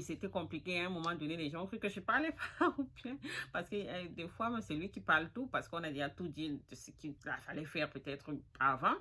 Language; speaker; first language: French; non-native, local second language; Fula